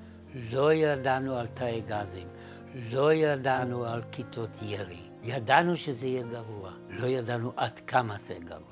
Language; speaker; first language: Hebrew; non-native, fluent; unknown